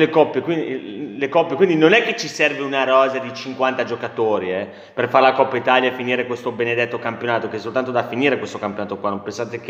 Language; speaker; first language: Italian; native; Italian